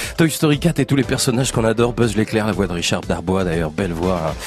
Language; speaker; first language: French; native; French